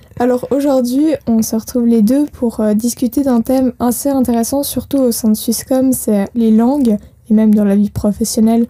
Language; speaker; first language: French; native; French